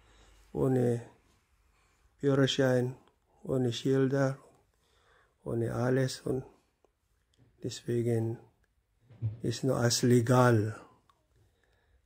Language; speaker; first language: German; non-native, learner; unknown